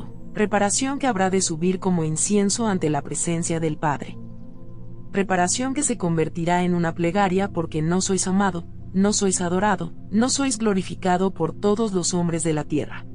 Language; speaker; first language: Spanish; native; Spanish